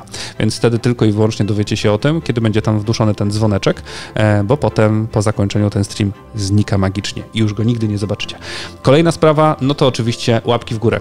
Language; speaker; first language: Polish; native; Polish